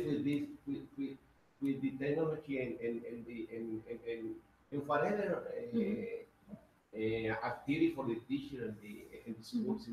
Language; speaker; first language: English; non-native, learner; Spanish